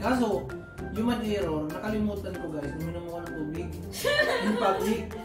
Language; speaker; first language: Filipino; non-native, local second language; Cebuano